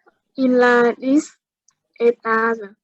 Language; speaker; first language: French; non-native, learner; Vietnamese